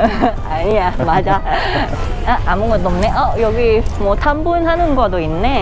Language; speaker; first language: Korean; non-native, learner; Thai